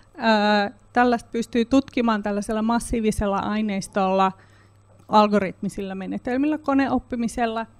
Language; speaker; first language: Finnish; native; Finnish